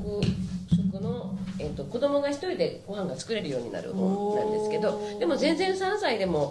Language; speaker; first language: Japanese; native; Japanese